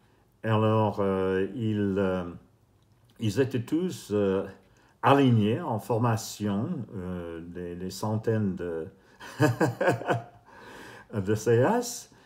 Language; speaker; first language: French; non-native, fluent; English